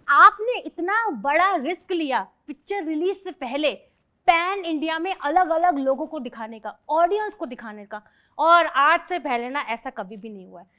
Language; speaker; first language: Hindi; native; Hindi